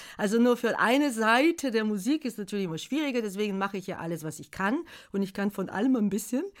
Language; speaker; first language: German; non-native, fluent; Bulgarian